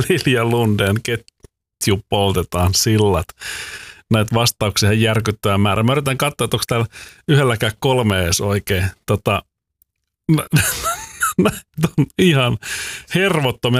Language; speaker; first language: Finnish; native; Finnish